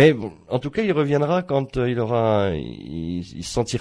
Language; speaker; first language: French; native; French